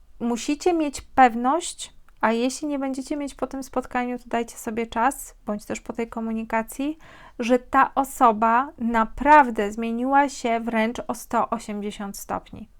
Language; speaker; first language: Polish; native; Polish